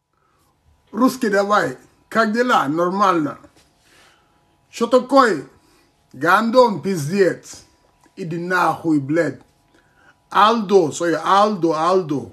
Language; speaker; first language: Russian; non-native, learner; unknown